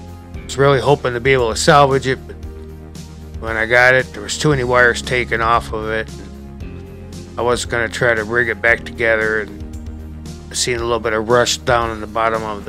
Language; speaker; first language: English; native; English